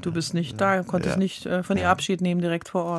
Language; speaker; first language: German; native; German